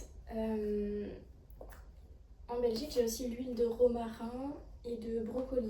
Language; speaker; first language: French; native; French